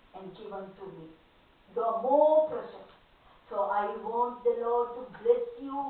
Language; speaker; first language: English; non-native, local second language; Tamil